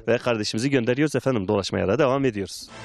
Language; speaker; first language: Turkish; native; Turkish